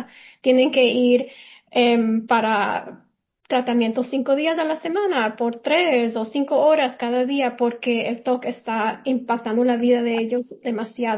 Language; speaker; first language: Spanish; early bilingual, heritage; Spanish